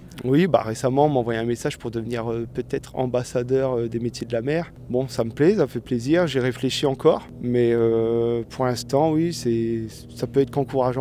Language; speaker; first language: French; native; French